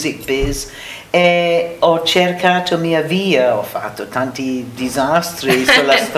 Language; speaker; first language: Italian; non-native, learner; English